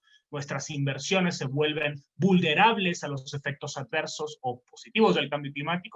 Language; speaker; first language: Spanish; native; Spanish